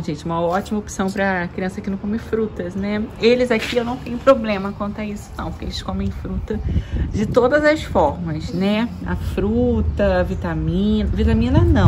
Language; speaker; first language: Portuguese; native; Portuguese